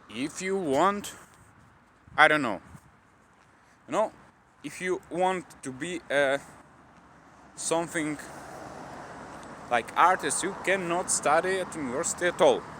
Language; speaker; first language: English; non-native, learner; Russian